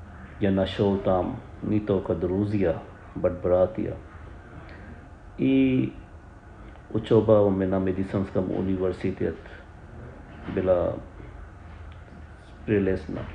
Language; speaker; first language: Russian; non-native, learner; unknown